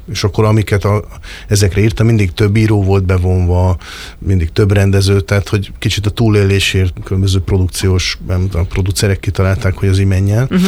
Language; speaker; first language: Hungarian; native; Hungarian